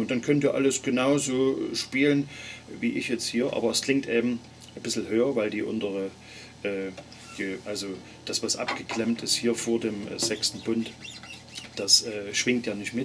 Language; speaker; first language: German; native; German